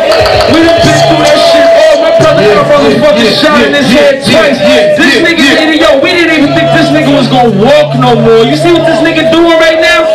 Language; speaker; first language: English; native; English